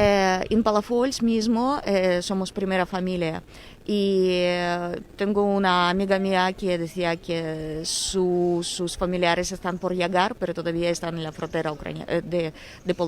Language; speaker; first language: Spanish; non-native, fluent; Ukrainian